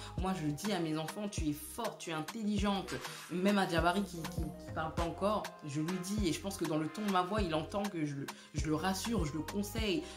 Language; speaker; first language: French; early bilingual, other home language; Lingala